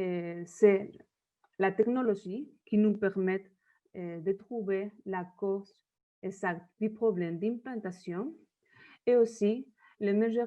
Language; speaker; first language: French; non-native, learner; Spanish